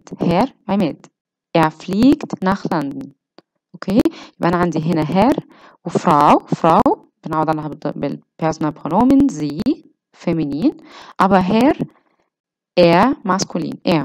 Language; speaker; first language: German; non-native, fluent; Arabic